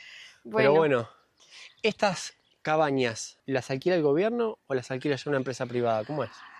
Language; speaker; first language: Spanish; native; Spanish